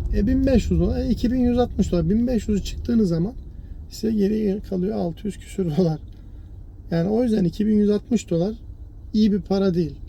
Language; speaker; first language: Turkish; early bilingual, heritage; Turkish